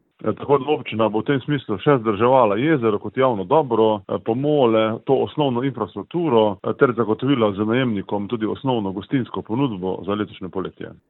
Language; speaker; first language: Slovenian; native; Slovenian